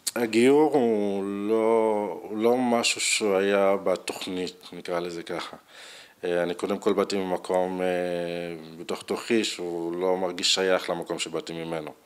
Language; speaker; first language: Hebrew; non-native, local second language; Arabic